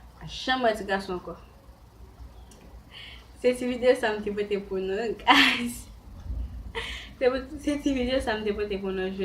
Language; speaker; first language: French; non-native, learner; Haitian Creole